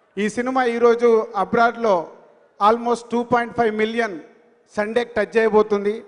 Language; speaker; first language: Telugu; native; Telugu